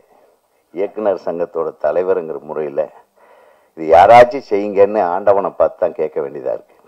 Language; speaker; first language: Tamil; native; Tamil